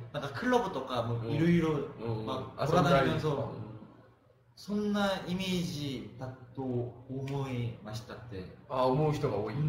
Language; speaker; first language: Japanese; non-native, fluent; Korean